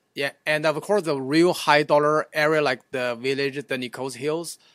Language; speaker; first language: English; non-native, fluent; Chinese